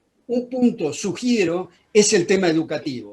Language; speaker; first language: Spanish; native; Spanish